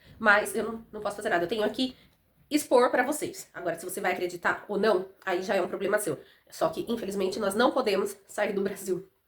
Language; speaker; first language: Portuguese; native; Portuguese